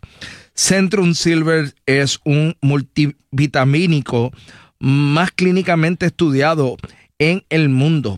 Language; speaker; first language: Spanish; native; Spanish